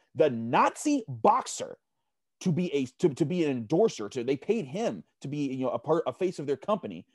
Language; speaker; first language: English; native; English